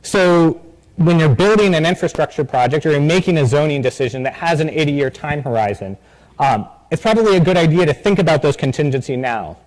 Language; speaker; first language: English; native; English